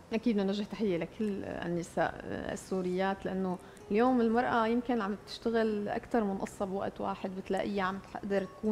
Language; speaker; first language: Arabic; native; Arabic